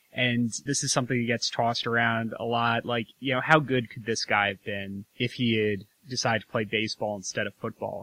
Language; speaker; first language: English; native; English